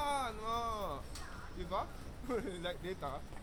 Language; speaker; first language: English; non-native, learner; Japanese